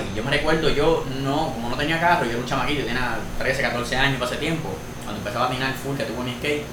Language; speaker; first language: Spanish; native; Spanish